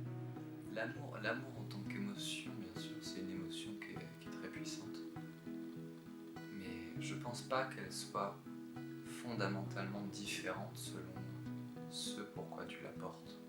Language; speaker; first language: French; native; French